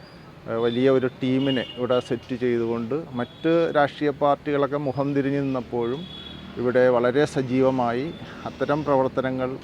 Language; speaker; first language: Malayalam; native; Malayalam